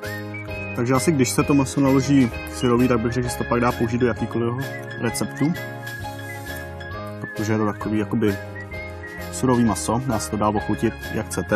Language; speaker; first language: Czech; native; Czech